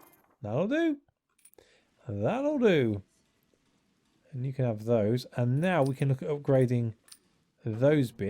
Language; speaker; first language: English; native; English